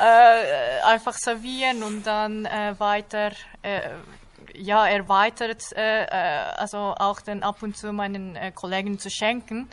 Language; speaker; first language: German; non-native, fluent; Japanese